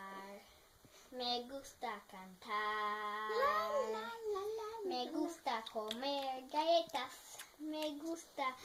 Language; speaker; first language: Spanish; non-native, learner; English